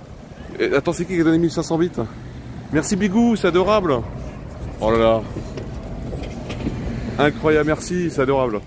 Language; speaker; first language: French; native; French